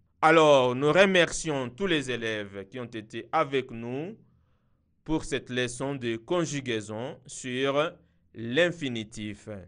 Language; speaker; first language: French; non-native, local second language; Kinyarwanda